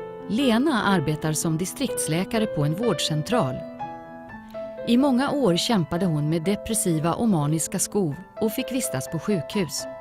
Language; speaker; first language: Swedish; native; Swedish